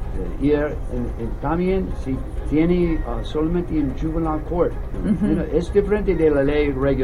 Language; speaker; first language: Spanish; non-native, learner; English